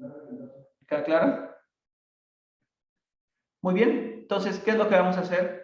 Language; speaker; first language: Spanish; native; Spanish